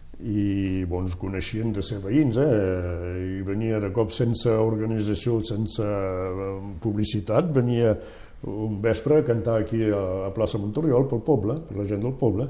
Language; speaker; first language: Catalan; non-native, local second language; French